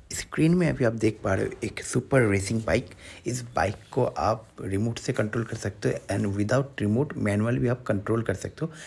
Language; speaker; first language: Hindi; non-native, local second language; Bangla